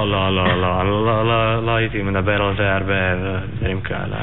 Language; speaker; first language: Hebrew; non-native, learner; Yiddish